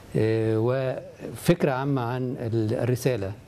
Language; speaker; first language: Arabic; native; Arabic